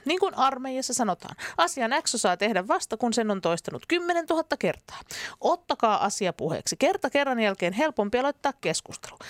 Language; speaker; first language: Finnish; native; Finnish